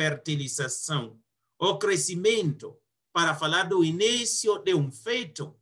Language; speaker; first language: Portuguese; non-native, fluent; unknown